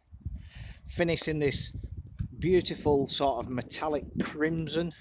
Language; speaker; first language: English; native; English